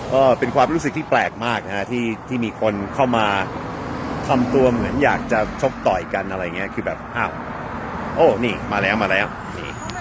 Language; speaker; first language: Thai; non-native, fluent; English